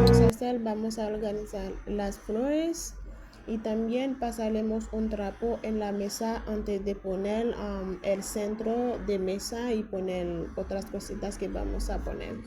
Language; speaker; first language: Spanish; non-native, fluent; Haitian Creole